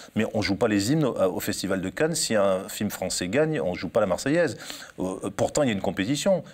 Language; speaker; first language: French; native; French